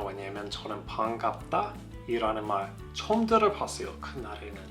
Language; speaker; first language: Korean; non-native, fluent; English